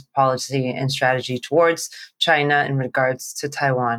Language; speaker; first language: English; non-native, local second language; Cantonese